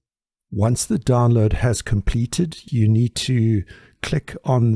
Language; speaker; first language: English; native; English